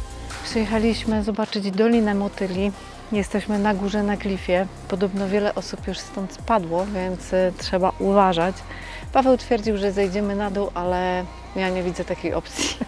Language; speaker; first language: Polish; native; Polish